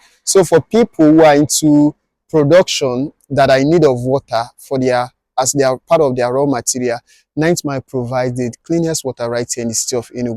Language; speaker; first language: English; non-native, local second language; Igbo